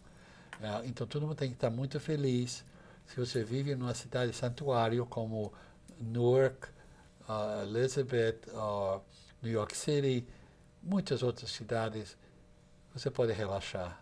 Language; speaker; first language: Portuguese; non-native, fluent; English